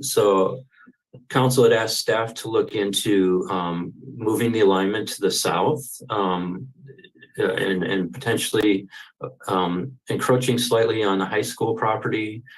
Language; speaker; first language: English; native; English